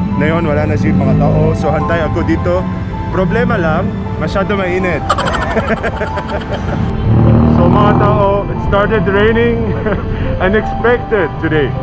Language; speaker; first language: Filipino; non-native, learner; Arabic